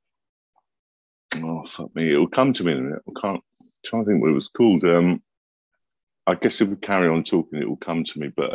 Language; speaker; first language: English; native; English